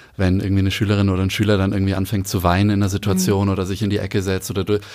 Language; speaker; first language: German; native; German